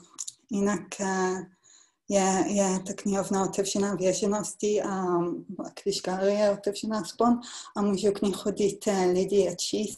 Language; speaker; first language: Czech; non-native, fluent; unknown